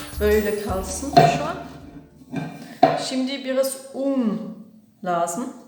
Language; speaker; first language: Turkish; non-native, learner; German